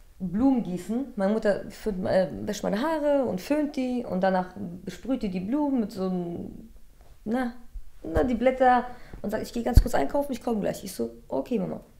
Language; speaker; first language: German; early bilingual, other home language; Polish